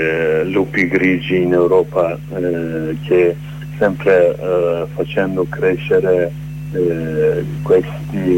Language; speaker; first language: Italian; non-native, learner; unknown